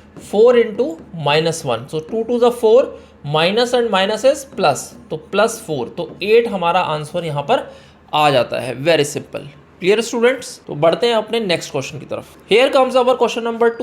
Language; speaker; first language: Hindi; native; Hindi